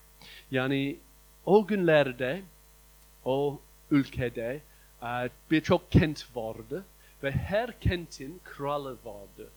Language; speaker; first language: Turkish; non-native, fluent; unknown